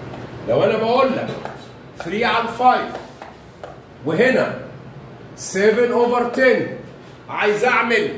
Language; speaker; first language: Arabic; native; Arabic